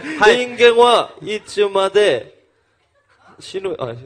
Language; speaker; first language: Japanese; non-native, learner; Korean